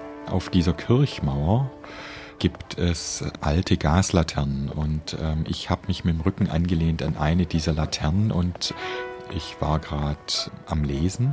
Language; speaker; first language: German; native; German